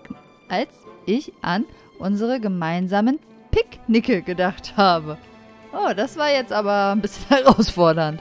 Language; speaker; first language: German; native; German